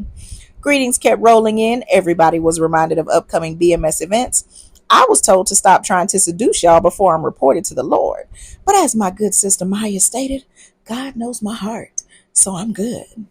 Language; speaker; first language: English; native; English